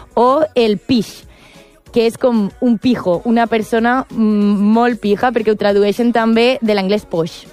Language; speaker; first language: Catalan; native; Catalan